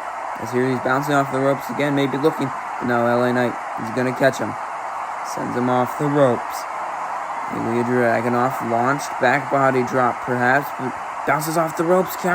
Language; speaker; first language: English; native; English